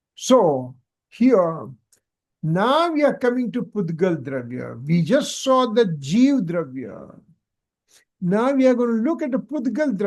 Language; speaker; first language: English; non-native, local second language; Gujarati